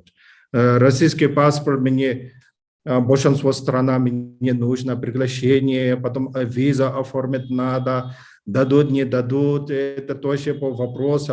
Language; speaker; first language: Russian; non-native, learner; English